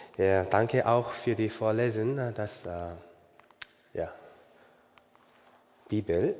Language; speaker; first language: German; non-native, learner; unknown